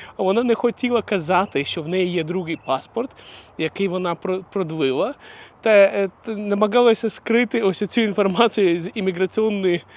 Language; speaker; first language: Ukrainian; non-native, local second language; Russian